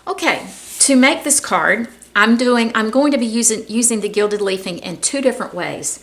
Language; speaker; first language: English; native; English